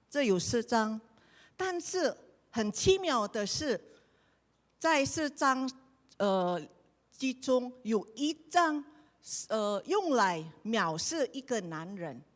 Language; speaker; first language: Chinese; non-native, learner; Indonesian